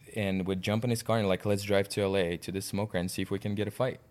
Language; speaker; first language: English; non-native, fluent; Russian